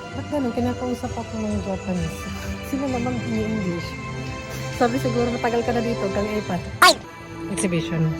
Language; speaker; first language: Filipino; native; Filipino